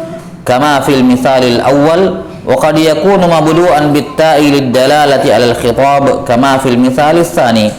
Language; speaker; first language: Arabic; non-native, fluent; Indonesian